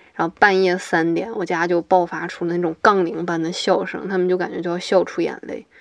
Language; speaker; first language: Chinese; native; Chinese